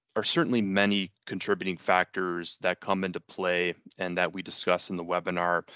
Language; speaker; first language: English; early bilingual, other home language; Spanish